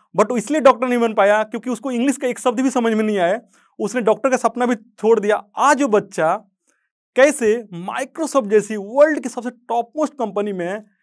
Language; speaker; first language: Hindi; native; Hindi